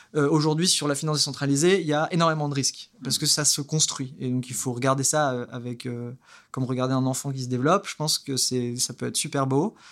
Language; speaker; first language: French; native; French